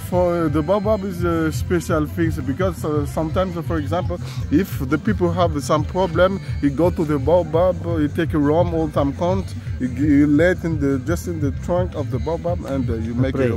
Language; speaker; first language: English; non-native, learner; Malagasy